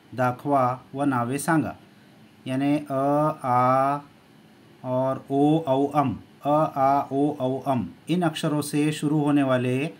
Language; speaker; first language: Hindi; native; Hindi